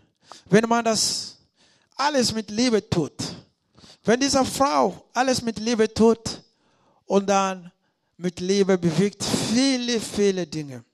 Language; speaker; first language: German; non-native, learner; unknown